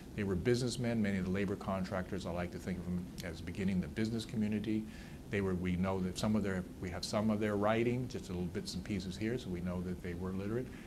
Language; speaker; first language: English; native; English